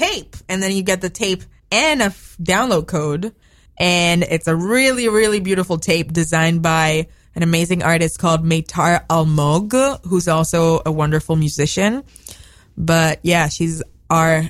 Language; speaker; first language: English; non-native, fluent; Hebrew